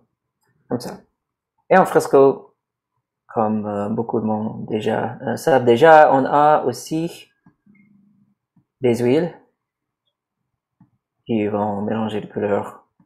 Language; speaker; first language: French; non-native, learner; English